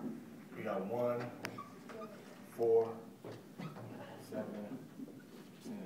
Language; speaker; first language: English; native; English